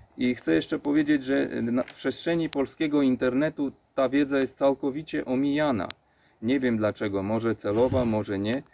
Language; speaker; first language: Polish; non-native, fluent; Armenian